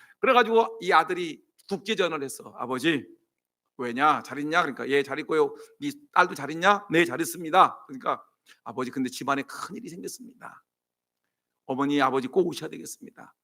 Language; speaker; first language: Korean; native; Korean